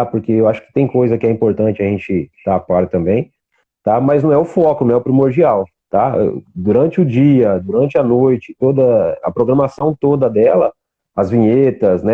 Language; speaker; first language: Portuguese; native; Portuguese